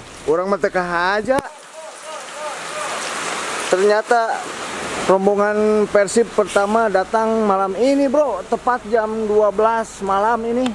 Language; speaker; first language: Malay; non-native, local second language; Sundanese